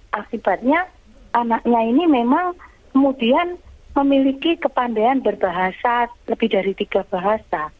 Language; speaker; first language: Indonesian; non-native, local second language; Javanese